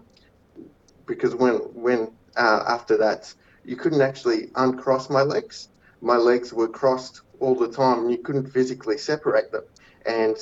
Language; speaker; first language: English; native; English